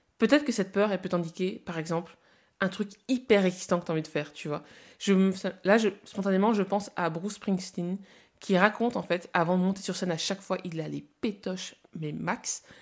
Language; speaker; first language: French; native; French